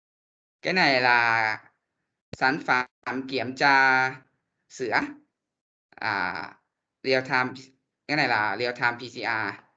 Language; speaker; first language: Vietnamese; non-native, learner; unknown